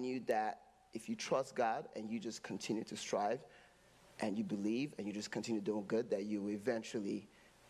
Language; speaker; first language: English; non-native, local second language; Igbo